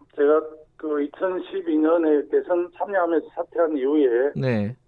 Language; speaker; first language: Korean; native; Korean